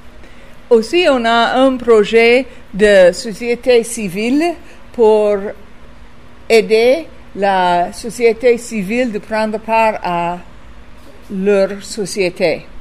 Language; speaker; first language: French; non-native, fluent; English